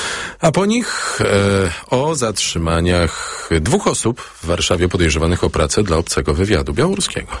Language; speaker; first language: Polish; native; Polish